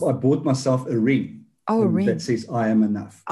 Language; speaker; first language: English; non-native, local second language; Afrikaans